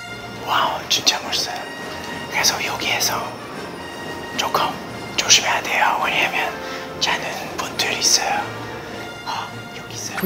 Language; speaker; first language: Korean; non-native, fluent; English